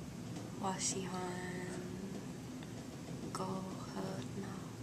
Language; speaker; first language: Chinese; non-native, learner; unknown